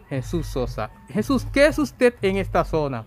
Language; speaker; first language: Spanish; native; Spanish